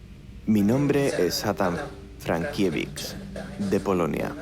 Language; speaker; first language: Spanish; non-native, fluent; Polish